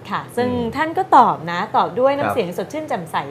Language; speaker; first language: Thai; native; Thai